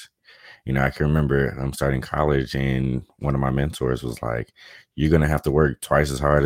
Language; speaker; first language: English; native; English